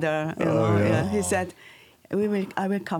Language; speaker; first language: English; non-native, learner; Korean